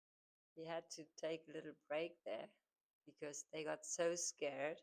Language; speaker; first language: English; non-native, fluent; German